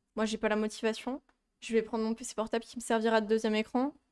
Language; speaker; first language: French; native; French